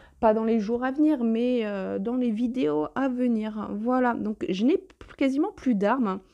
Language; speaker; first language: French; native; French